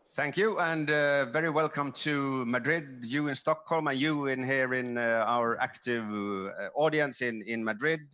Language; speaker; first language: English; non-native, fluent; Swedish